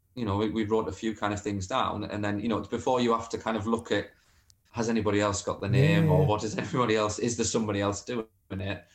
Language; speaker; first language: English; native; English